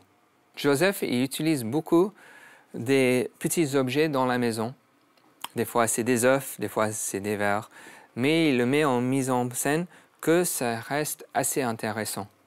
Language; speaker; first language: French; non-native, learner; English